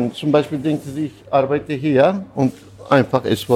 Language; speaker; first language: German; non-native, learner; Turkish